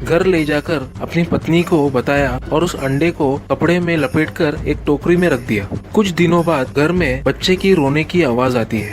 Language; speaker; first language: Hindi; non-native, local second language; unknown